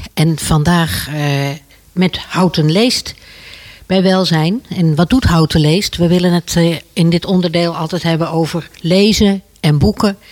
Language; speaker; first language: Dutch; native; Dutch